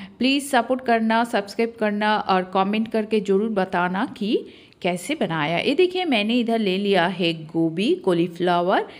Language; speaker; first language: Hindi; non-native, local second language; Bangla